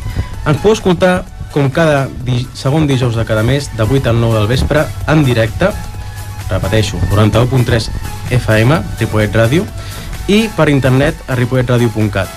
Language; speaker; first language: Catalan; native; Catalan